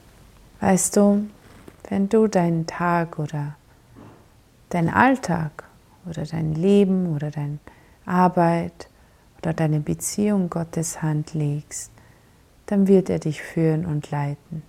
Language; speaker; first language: German; non-native, fluent; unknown